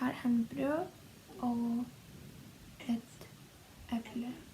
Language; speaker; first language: Swedish; non-native, learner; Russian